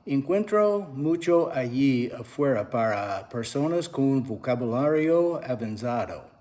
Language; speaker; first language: Spanish; non-native, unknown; English